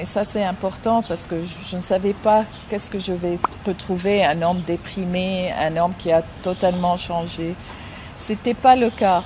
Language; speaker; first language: French; non-native, fluent; Arabic